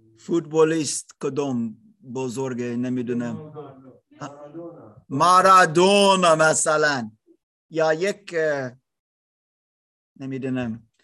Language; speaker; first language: Persian; non-native, learner; German